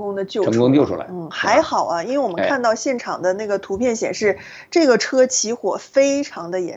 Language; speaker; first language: Chinese; native; Chinese